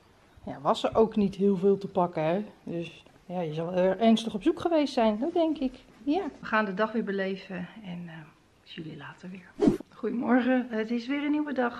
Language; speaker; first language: Dutch; native; Dutch